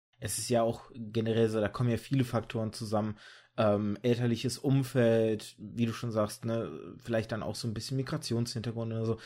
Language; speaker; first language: German; early bilingual, other home language; Russian